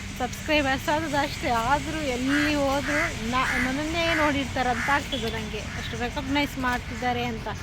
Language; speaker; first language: Kannada; non-native, local second language; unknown